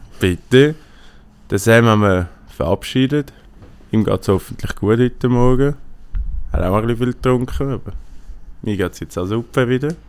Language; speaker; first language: German; native; German